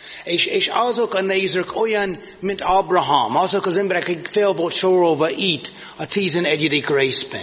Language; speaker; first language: Hungarian; non-native, learner; English